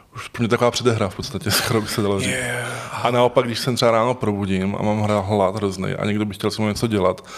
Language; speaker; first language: Czech; native; Czech